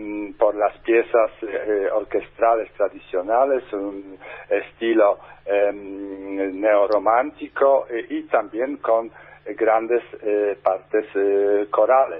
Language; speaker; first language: Spanish; non-native, fluent; Polish